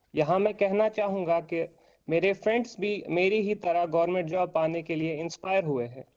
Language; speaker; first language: Hindi; native; Hindi